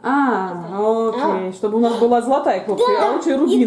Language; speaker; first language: Russian; native; Russian